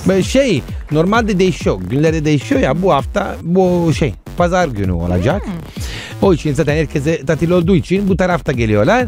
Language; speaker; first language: Turkish; non-native, learner; Italian